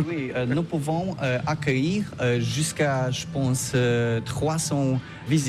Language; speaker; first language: French; non-native, learner; Polish